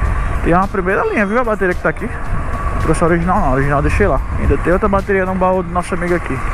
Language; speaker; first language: Portuguese; native; Portuguese